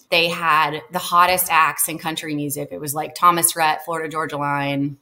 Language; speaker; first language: English; native; English